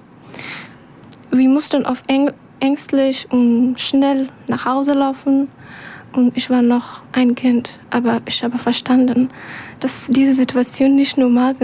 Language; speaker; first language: German; non-native, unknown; Persian